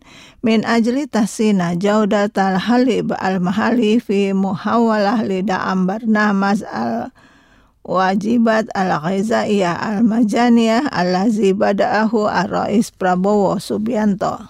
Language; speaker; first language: Arabic; non-native, fluent; Indonesian